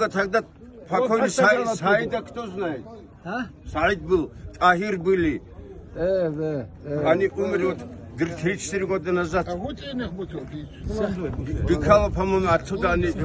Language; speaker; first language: Russian; non-native, local second language; Chechen